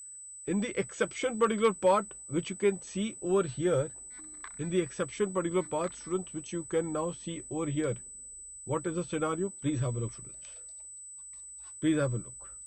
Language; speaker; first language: English; non-native, local second language; Hindi